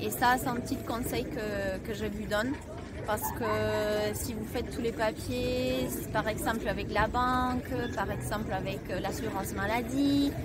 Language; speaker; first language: French; non-native, fluent; Spanish